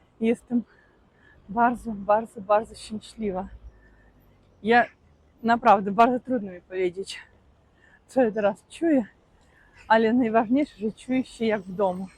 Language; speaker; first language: Polish; non-native, fluent; Russian